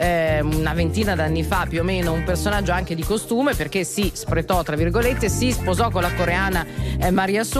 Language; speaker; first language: Italian; native; Italian